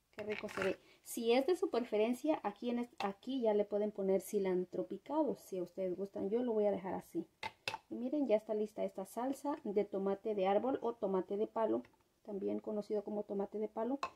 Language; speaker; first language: Spanish; native; Spanish